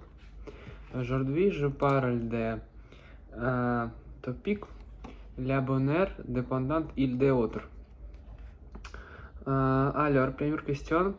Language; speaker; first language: French; non-native, learner; Russian